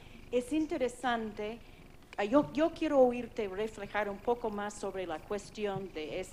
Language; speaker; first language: Spanish; non-native, fluent; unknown